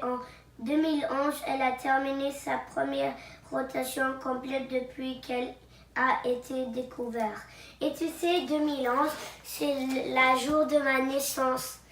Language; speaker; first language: French; non-native, local second language; English